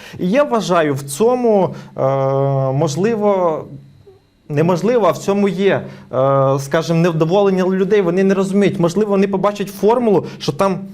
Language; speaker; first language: Ukrainian; native; Ukrainian